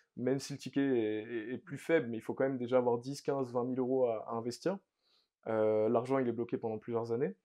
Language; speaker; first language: French; native; French